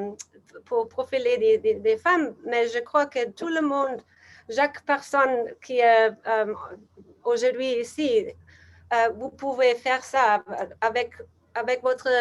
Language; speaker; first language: French; non-native, learner; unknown